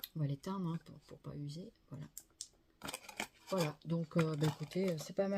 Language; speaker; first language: French; native; French